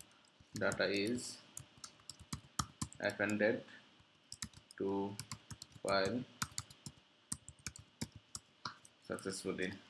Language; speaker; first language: English; non-native, learner; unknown